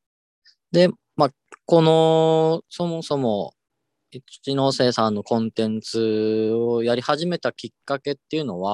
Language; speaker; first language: Japanese; native; Japanese